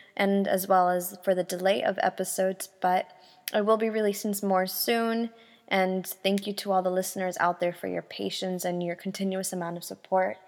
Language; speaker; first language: English; early bilingual, other home language; Spanish